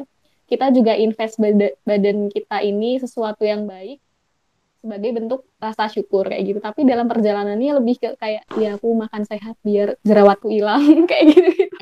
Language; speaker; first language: Indonesian; native; Indonesian